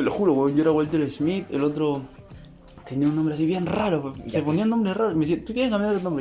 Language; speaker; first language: Spanish; native; Spanish